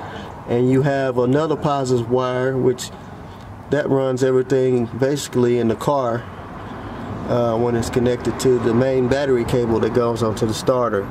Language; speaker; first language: English; native; English